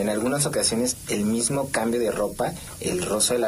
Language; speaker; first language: Spanish; native; Spanish